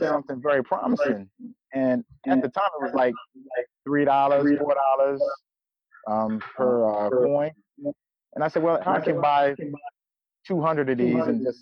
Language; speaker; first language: English; native; English